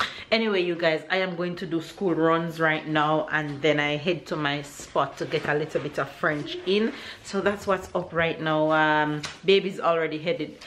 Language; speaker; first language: English; native; English